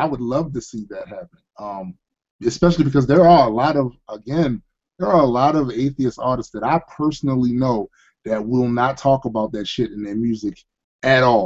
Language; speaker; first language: English; native; English